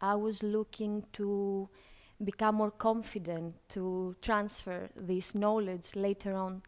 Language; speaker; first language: English; non-native, fluent; Greek